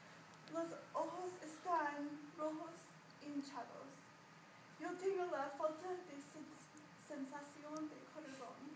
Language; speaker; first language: Spanish; non-native, learner; English